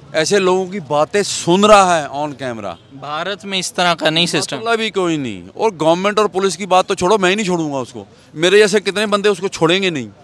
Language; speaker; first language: Hindi; native; Hindi